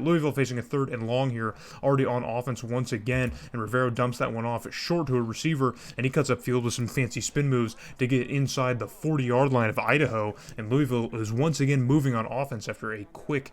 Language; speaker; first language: English; native; English